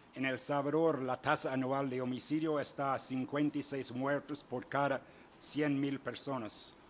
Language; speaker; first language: Spanish; non-native, fluent; English